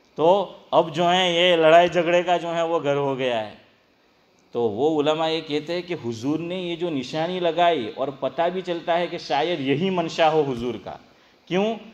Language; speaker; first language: Urdu; non-native, local second language; Gujarati